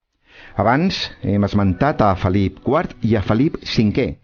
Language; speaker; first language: Catalan; native; Catalan